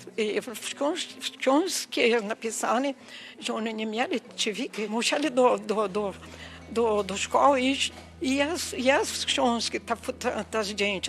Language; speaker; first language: Polish; early bilingual, heritage; Portuguese